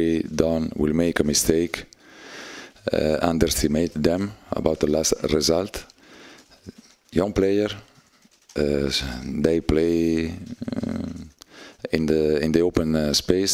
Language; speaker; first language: English; non-native, learner; Italian